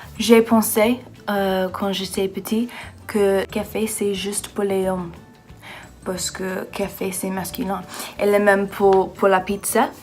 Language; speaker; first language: French; non-native, learner; English